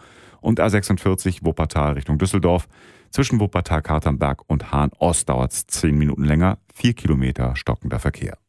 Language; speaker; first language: German; native; German